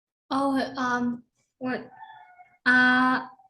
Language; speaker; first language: English; non-native, learner; Vietnamese